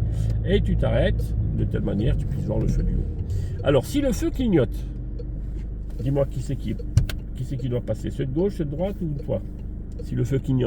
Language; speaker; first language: French; native; French